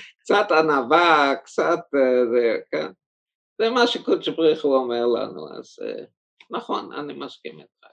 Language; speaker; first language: Hebrew; early bilingual, heritage; German